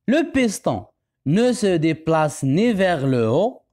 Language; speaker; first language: French; non-native, local second language; Arabic